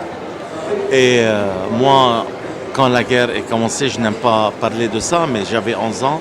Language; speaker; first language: French; non-native, local second language; Arabic